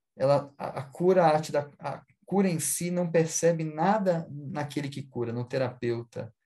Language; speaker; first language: Portuguese; native; Portuguese